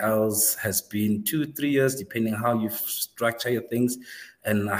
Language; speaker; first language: English; non-native, local second language; Northern Sotho